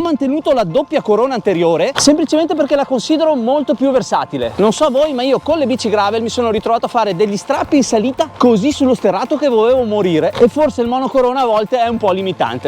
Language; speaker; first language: Italian; native; Italian